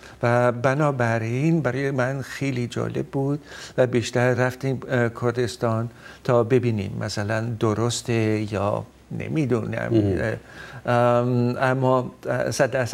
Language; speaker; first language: Persian; non-native, fluent; Dutch